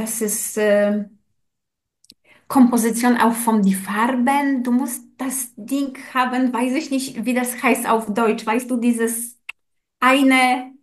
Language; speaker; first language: German; non-native, learner; Polish